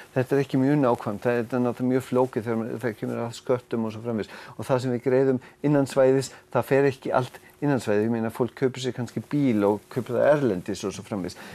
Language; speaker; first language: Icelandic; non-native, fluent; German